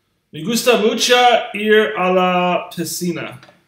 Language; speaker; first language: Spanish; non-native, learner; English